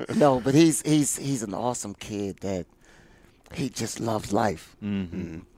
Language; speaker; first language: English; native; English